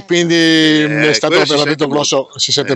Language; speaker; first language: Italian; native; Italian